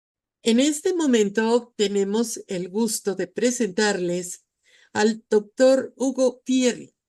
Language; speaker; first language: Spanish; native; Spanish